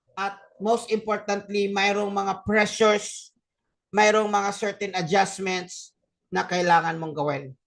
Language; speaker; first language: Filipino; non-native, local second language; Cebuano